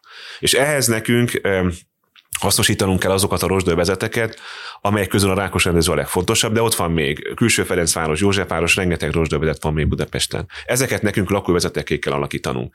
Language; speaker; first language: Hungarian; native; Hungarian